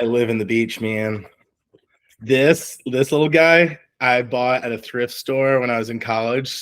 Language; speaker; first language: English; native; English